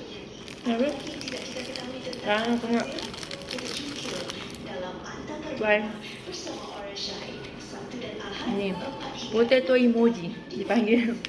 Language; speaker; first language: Malay; native; Malay